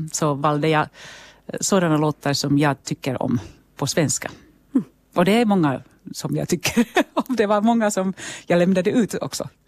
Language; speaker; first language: Swedish; non-native, local second language; Finnish